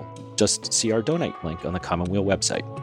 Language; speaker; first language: English; native; English